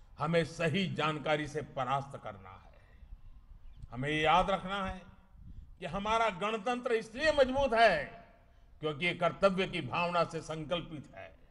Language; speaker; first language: Hindi; native; Hindi